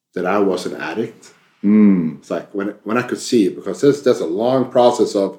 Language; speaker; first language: English; non-native, fluent; Swedish